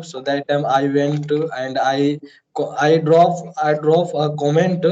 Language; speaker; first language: English; non-native, learner; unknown